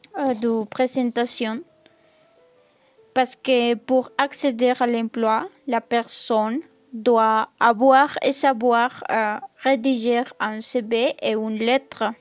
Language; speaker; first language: French; non-native, learner; Spanish